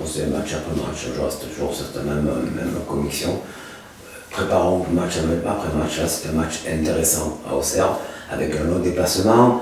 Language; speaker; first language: French; native; French